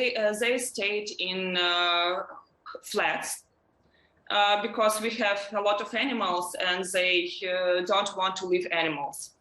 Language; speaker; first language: English; non-native, learner; Ukrainian